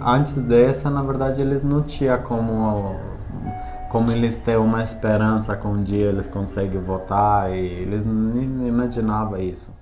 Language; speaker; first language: Portuguese; non-native, learner; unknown